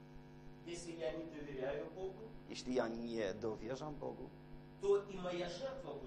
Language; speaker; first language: Polish; non-native, learner; Russian